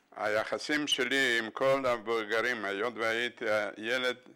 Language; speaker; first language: Hebrew; non-native, fluent; Bulgarian